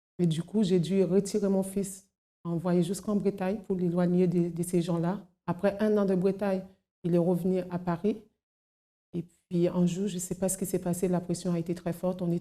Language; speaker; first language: French; non-native, local second language; Haitian Creole